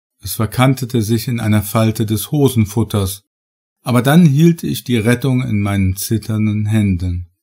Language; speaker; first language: German; native; German